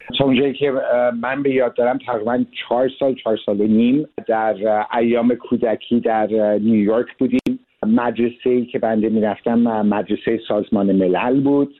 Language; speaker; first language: Persian; early bilingual, heritage; Persian